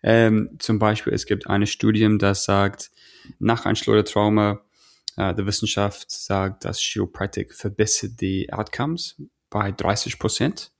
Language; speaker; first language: German; non-native, fluent; English